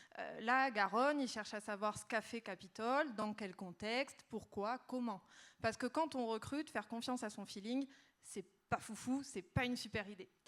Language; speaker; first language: French; native; French